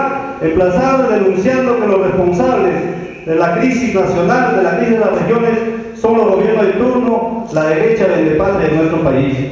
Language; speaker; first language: Spanish; native; Spanish